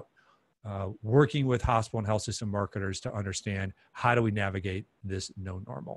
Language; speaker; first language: English; native; English